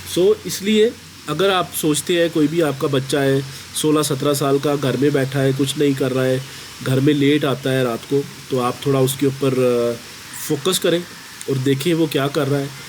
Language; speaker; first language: Urdu; non-native, local second language; Punjabi